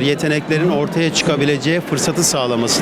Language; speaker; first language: Turkish; native; Turkish